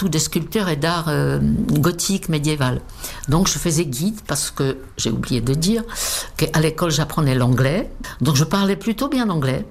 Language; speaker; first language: French; non-native, fluent; Czech